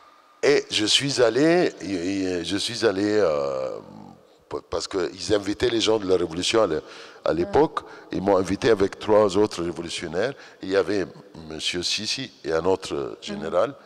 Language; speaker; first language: French; non-native, fluent; Arabic